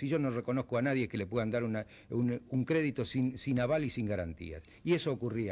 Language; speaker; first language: Spanish; native; Spanish